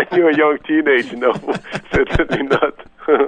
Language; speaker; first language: English; non-native, fluent; French